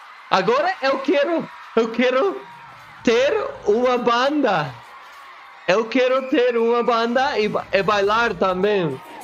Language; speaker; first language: Portuguese; non-native, learner; English